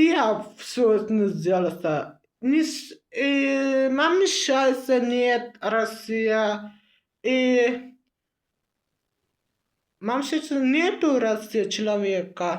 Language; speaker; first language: Russian; non-native, learner; Uzbek